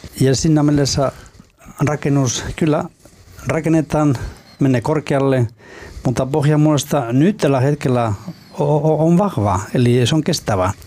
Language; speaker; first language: Finnish; non-native, fluent; Spanish